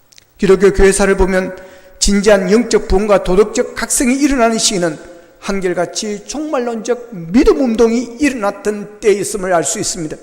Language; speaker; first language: Korean; native; Korean